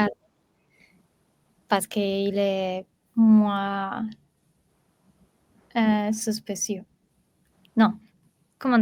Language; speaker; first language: French; non-native, learner; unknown